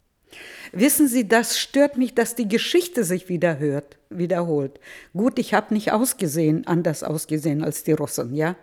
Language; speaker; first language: German; early bilingual, heritage; Russian